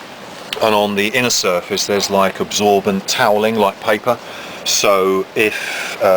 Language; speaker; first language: English; native; English